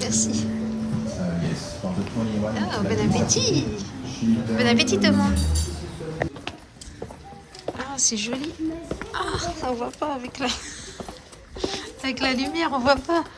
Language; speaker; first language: French; native; French